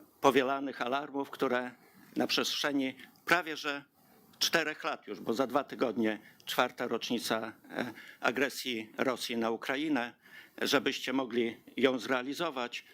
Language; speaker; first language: Polish; native; Polish